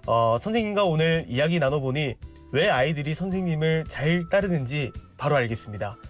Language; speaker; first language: Korean; native; Korean